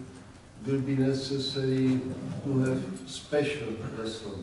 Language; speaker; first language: English; non-native, learner; Czech